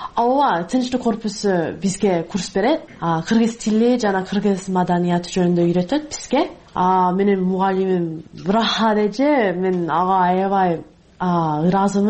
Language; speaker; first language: Kyrgyz; non-native, fluent; English